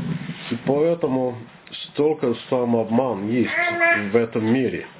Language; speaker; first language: Russian; non-native, learner; English